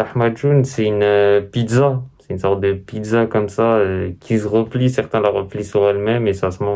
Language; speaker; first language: French; native; French